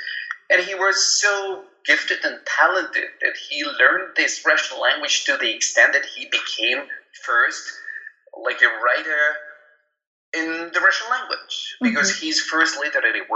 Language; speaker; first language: English; non-native, fluent; Ukrainian